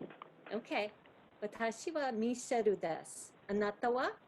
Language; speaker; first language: Japanese; non-native, fluent; English